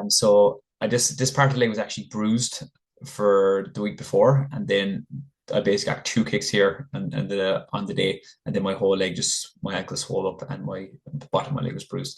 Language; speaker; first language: English; native; English